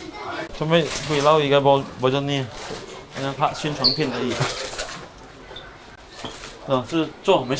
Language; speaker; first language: Chinese; native; Chinese